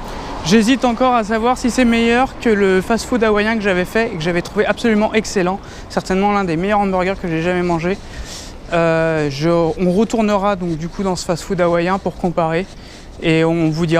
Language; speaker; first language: French; native; French